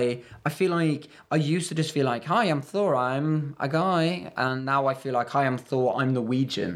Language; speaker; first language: English; non-native, fluent; Norwegian